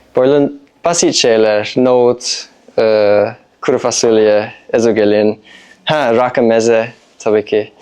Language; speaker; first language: Turkish; non-native, fluent; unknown